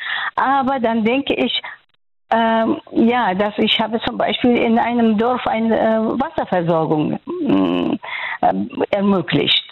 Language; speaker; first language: German; non-native, fluent; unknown